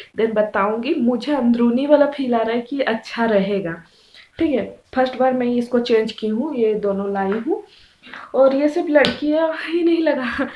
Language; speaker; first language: Hindi; non-native, local second language; Odia